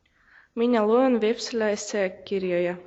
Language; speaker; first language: Finnish; non-native, learner; Russian